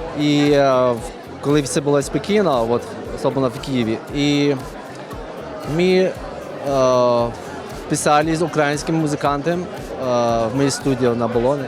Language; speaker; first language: Ukrainian; non-native, learner; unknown